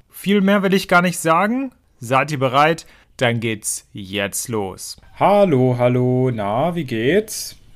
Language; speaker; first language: German; native; German